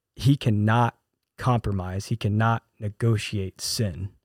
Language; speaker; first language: English; early bilingual, other home language; Korean